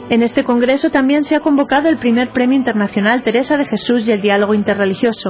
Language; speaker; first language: Spanish; native; Spanish